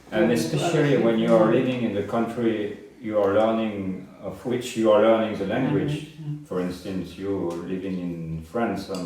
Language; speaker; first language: English; non-native, fluent; French